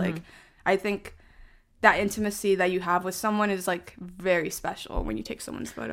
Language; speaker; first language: English; early bilingual, other home language; Spanish